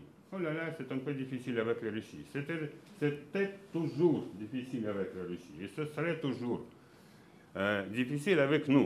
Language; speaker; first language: French; non-native, fluent; Russian